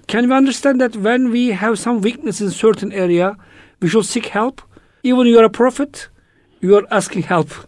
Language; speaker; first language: English; non-native, fluent; Turkish